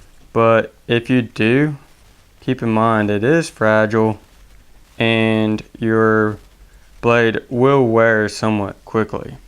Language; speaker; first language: English; native; English